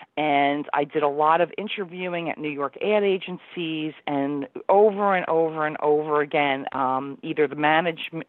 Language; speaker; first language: English; native; English